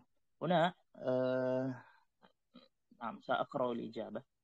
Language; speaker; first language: Arabic; non-native, fluent; Indonesian